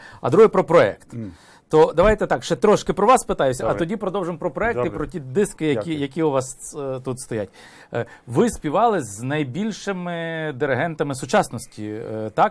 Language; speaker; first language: Ukrainian; native; Ukrainian